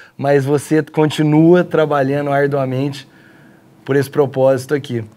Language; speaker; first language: Portuguese; early bilingual, heritage; Portuguese